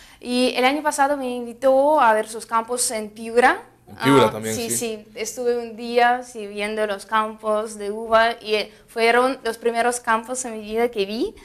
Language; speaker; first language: Spanish; non-native, fluent; Russian